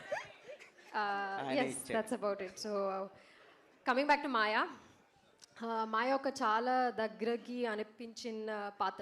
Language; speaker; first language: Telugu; non-native, learner; Malayalam